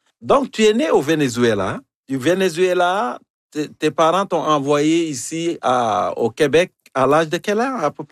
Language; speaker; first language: French; native; French